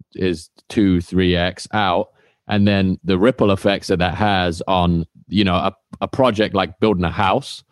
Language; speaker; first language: English; native; English